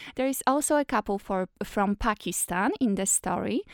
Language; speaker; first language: English; non-native, fluent; Polish